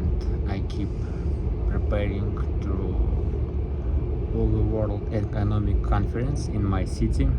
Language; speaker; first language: English; non-native, learner; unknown